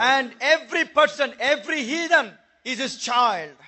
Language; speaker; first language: English; non-native, local second language; Telugu